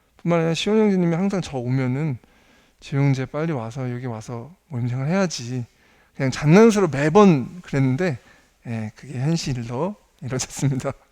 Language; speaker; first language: Korean; early bilingual, heritage; Korean